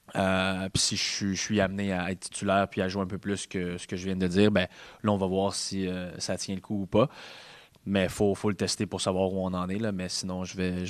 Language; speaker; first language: French; native; French